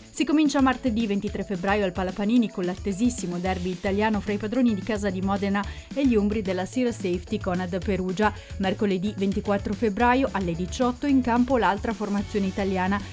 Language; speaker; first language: Italian; native; Italian